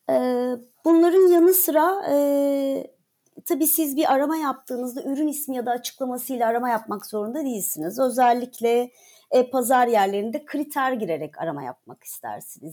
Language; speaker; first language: Turkish; native; Turkish